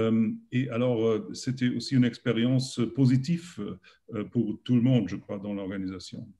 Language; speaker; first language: French; non-native, learner; German